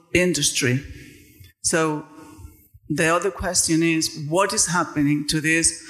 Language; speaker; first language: English; non-native, fluent; Spanish